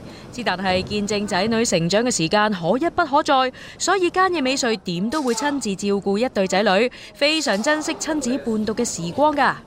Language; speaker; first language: Chinese; native; Chinese